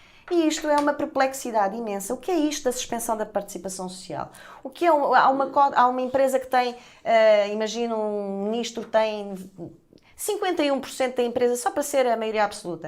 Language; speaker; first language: Portuguese; native; Portuguese